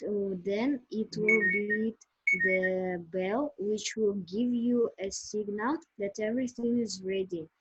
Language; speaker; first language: English; non-native, learner; Russian